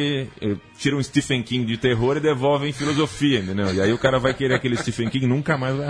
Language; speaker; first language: Portuguese; native; Portuguese